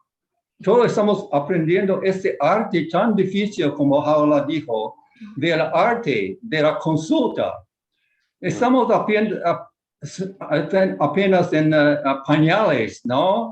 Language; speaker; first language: Spanish; non-native, fluent; Japanese